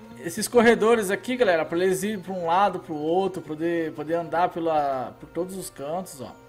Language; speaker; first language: Portuguese; native; Portuguese